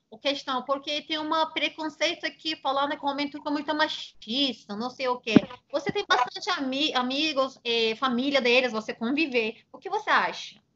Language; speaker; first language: Portuguese; non-native, fluent; Turkish